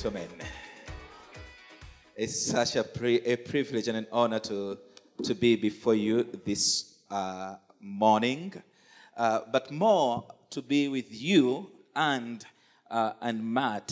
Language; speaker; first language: English; non-native, local second language; Ganda